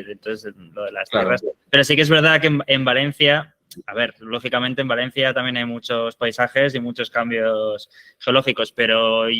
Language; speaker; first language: Spanish; native; Spanish